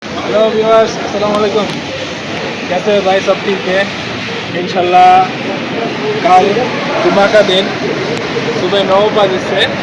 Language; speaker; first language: Hindi; non-native, fluent; Bangla